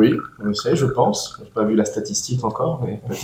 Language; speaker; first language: French; native; French